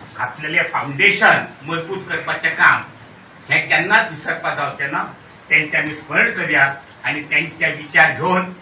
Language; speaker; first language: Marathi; non-native, local second language; Konkani